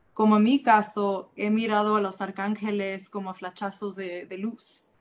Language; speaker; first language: Spanish; early bilingual, heritage; Spanish